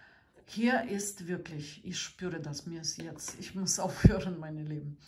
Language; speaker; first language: German; non-native, fluent; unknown